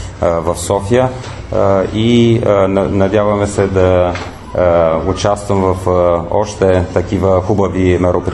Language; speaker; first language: Bulgarian; non-native, fluent; Romanian